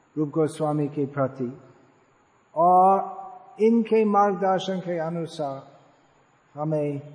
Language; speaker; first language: Hindi; non-native, fluent; English